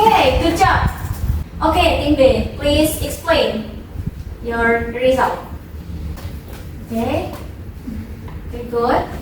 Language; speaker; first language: English; non-native, learner; Indonesian